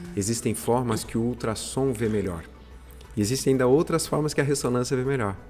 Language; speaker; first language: Portuguese; native; Portuguese